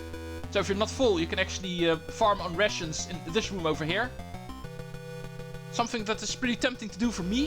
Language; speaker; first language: English; non-native, fluent; Dutch